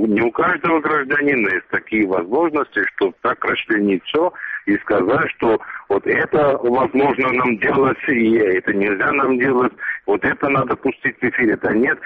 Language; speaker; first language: Russian; non-native, local second language; Georgian